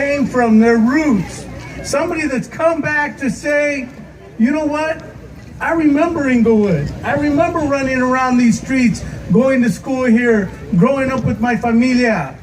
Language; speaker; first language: English; native; English